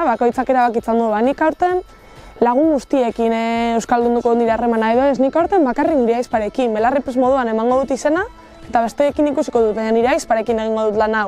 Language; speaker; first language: Basque; non-native, local second language; Spanish